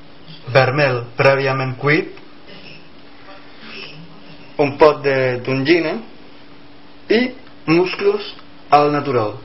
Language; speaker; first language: Catalan; non-native, learner; Spanish